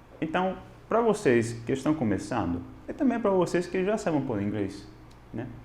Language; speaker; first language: Portuguese; non-native, fluent; Italian